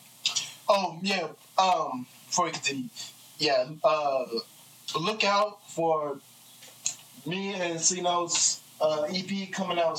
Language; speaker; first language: English; native; English